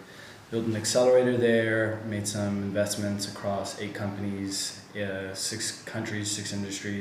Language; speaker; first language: English; native; English